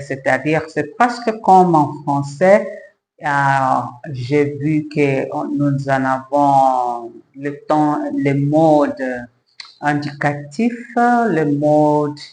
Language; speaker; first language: French; non-native, learner; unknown